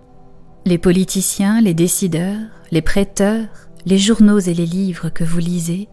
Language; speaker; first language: French; native; French